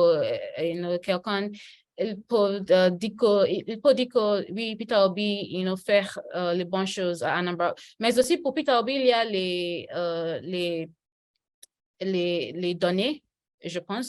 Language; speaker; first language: French; non-native, learner; Yoruba